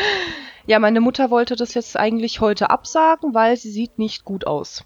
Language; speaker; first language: German; native; German